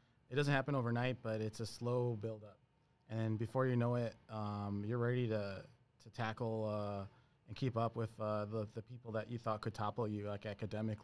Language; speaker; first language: English; early bilingual, other home language; Spanish